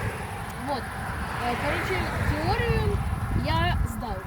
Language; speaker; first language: Russian; early bilingual, other home language; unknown